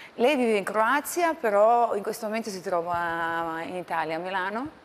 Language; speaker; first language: Italian; non-native, fluent; Croatian